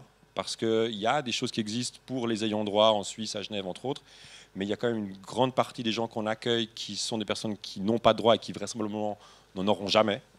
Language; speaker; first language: French; native; French